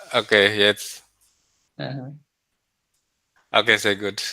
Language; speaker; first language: German; non-native, fluent; Indonesian